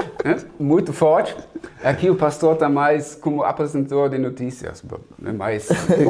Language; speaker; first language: Portuguese; non-native, fluent; German